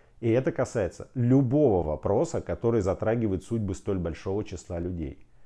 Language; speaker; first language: Russian; native; Russian